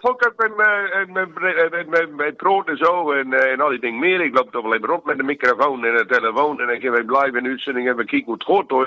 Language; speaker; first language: Dutch; native; Dutch